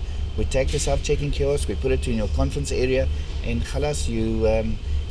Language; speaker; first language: English; non-native, local second language; Afrikaans